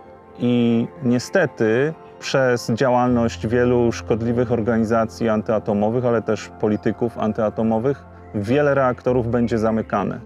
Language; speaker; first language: Polish; native; Polish